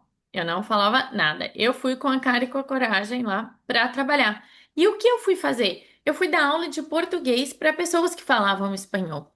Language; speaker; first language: Portuguese; non-native, fluent; Spanish